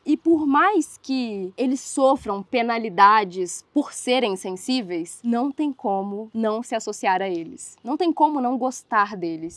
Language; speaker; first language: Portuguese; native; Portuguese